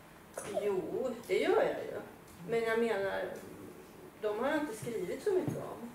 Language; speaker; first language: Swedish; native; Swedish